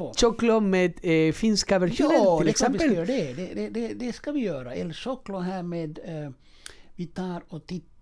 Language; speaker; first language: Swedish; native; Swedish